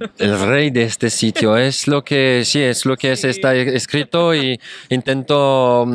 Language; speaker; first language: Spanish; non-native, fluent; French